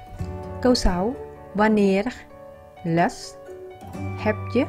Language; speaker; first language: Dutch; non-native, learner; Vietnamese